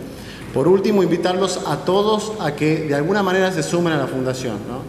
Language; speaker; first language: Spanish; native; Spanish